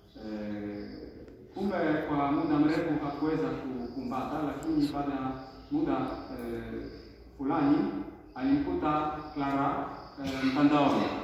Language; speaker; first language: Swahili; non-native, fluent; Polish